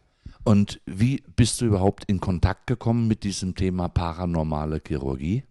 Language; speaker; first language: German; native; German